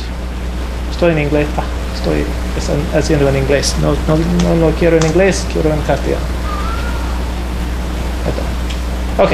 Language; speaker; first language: Spanish; non-native, fluent; English